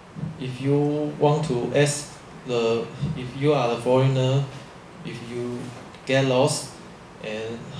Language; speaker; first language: English; non-native, learner; Chinese